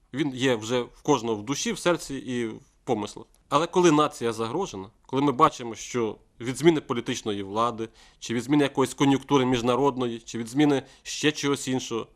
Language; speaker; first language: Ukrainian; native; Ukrainian